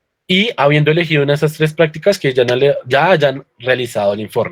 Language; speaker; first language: Spanish; native; Spanish